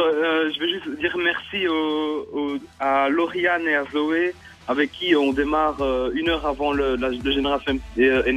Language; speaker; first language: French; native; French